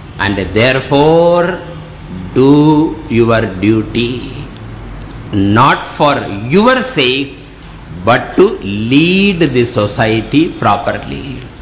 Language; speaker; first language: English; non-native, local second language; Tamil